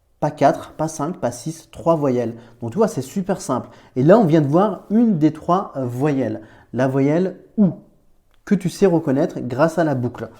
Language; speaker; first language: French; native; French